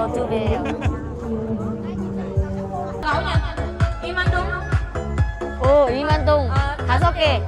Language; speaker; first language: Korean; non-native, learner; Vietnamese